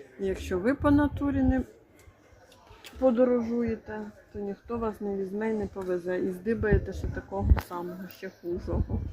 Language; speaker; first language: Ukrainian; native; Ukrainian